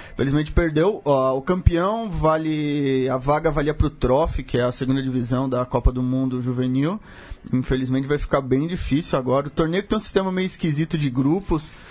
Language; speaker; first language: Portuguese; native; Portuguese